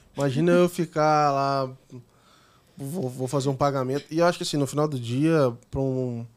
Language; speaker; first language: Portuguese; native; Portuguese